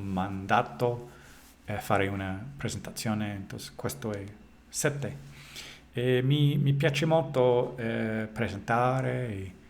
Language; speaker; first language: Italian; non-native, learner; English